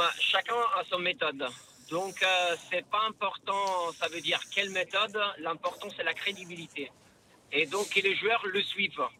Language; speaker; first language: French; non-native, fluent; Italian